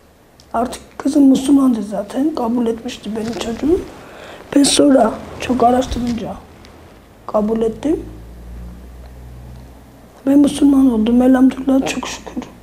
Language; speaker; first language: Turkish; non-native, fluent; Armenian